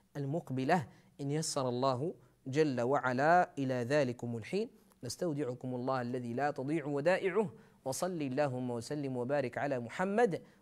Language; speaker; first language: Arabic; native; Arabic